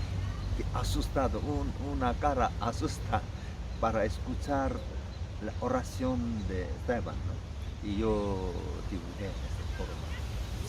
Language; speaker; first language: Spanish; non-native, learner; Korean